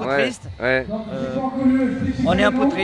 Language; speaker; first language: French; non-native, fluent; Nepali